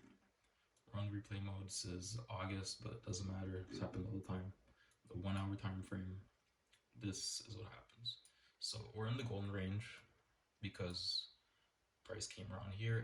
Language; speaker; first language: English; native; English